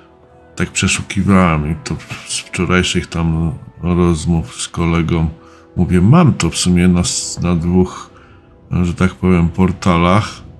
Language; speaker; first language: Polish; native; Polish